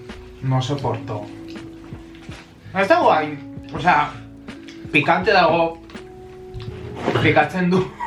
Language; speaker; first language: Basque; non-native, local second language; Spanish